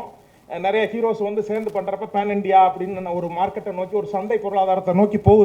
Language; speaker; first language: Tamil; native; Tamil